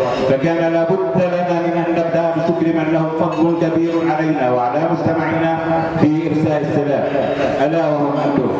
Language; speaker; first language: Arabic; native; Arabic